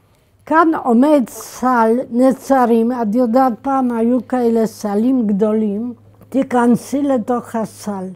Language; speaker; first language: Hebrew; non-native, fluent; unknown